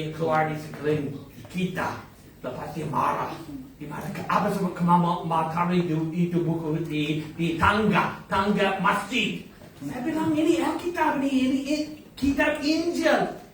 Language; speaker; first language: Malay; non-native, fluent; English